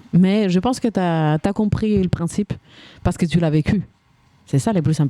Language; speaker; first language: French; native; French